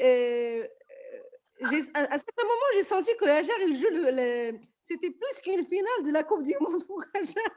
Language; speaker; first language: French; non-native, local second language; Arabic